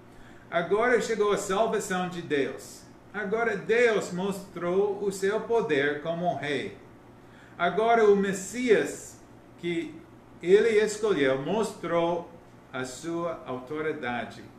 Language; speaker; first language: Portuguese; non-native, learner; English